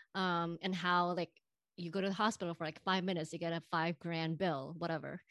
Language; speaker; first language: English; non-native, fluent; Indonesian